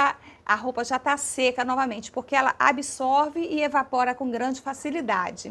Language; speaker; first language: Portuguese; native; Portuguese